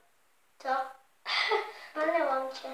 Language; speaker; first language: Polish; early bilingual, heritage; Polish